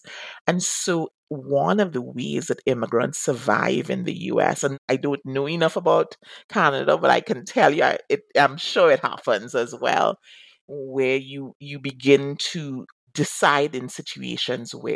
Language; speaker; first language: English; native; English